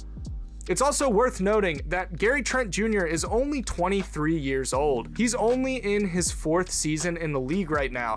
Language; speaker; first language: English; native; English